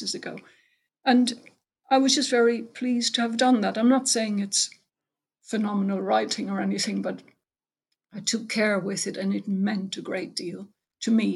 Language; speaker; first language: English; native; English